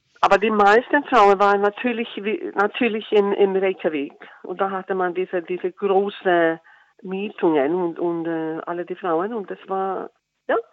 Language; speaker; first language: German; non-native, learner; Icelandic